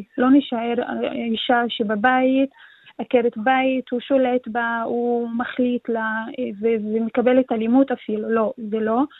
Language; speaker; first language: Hebrew; non-native, local second language; Arabic